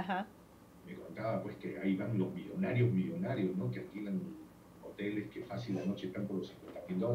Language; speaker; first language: Spanish; native; Spanish